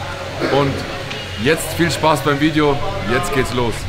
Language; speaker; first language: German; native; German